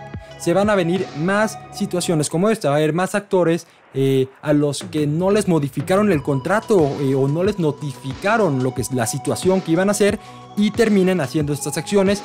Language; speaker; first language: Spanish; native; Spanish